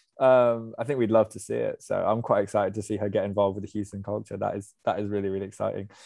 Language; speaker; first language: English; native; English